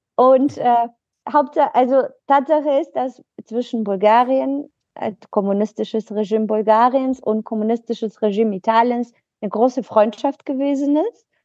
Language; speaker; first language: German; non-native, fluent; Bulgarian